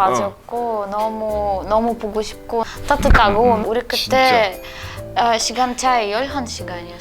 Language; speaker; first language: Korean; non-native, learner; Russian